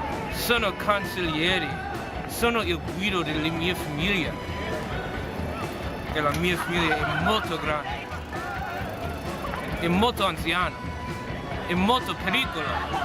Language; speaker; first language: Italian; non-native, learner; English